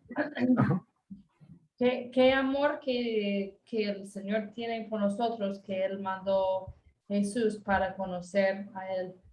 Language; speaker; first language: Spanish; non-native, fluent; English